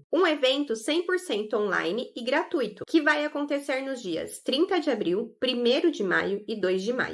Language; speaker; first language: Portuguese; native; Portuguese